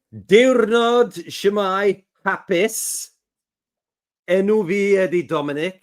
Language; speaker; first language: Welsh; non-native, learner; English